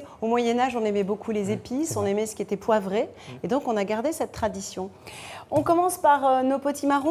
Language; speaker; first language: French; native; French